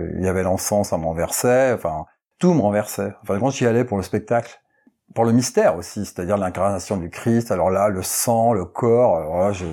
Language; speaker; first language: French; native; French